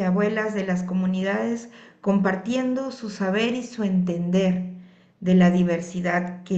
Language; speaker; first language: Spanish; native; Spanish